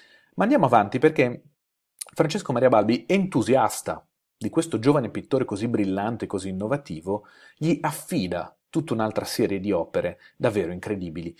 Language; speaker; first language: Italian; native; Italian